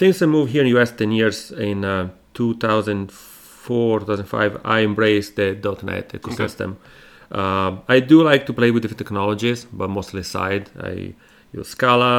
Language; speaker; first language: English; non-native, fluent; Italian